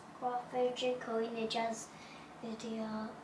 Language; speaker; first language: Turkish; early bilingual, heritage; English